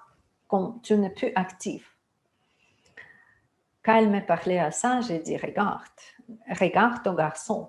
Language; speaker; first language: French; non-native, fluent; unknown